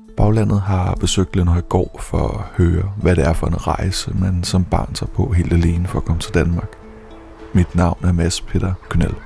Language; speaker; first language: Danish; native; Danish